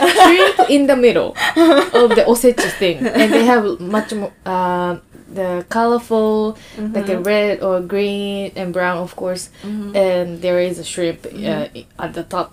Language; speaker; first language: English; non-native, fluent; Japanese